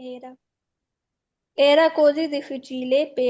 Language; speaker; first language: Italian; non-native, learner; Urdu